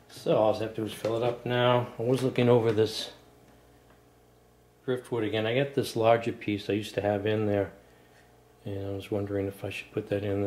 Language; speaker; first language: English; native; English